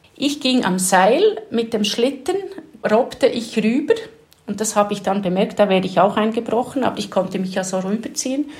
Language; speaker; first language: German; native; German